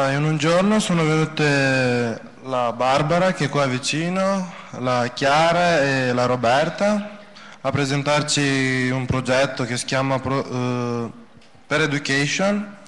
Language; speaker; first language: Italian; early bilingual, other home language; Romanian